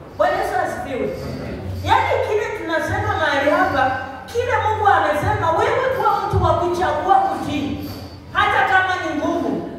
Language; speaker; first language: Swahili; non-native, local second language; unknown